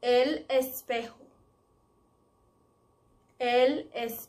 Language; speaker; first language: Spanish; non-native, fluent; English